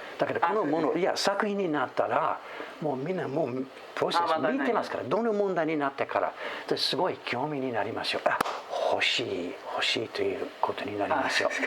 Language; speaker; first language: Japanese; non-native, fluent; English